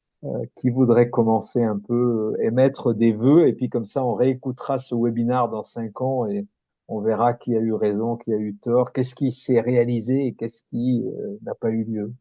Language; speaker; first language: French; native; French